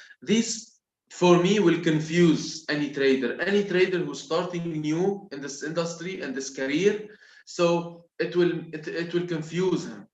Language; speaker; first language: English; non-native, local second language; Arabic